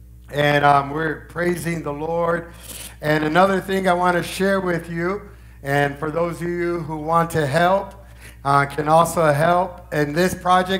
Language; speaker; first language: English; early bilingual, other home language; Spanish